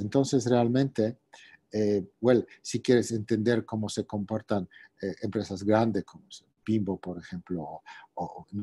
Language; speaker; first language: Spanish; non-native, fluent; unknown